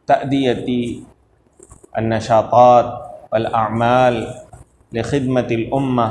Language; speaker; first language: Arabic; non-native, fluent; Urdu